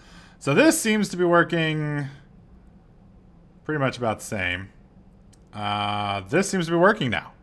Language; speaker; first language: English; native; English